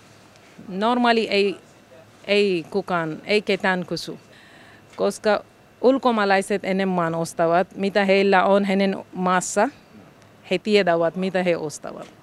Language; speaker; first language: Finnish; non-native, learner; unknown